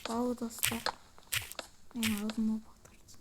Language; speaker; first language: Kazakh; native; Kazakh